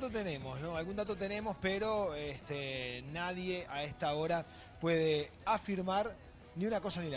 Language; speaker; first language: Spanish; native; Spanish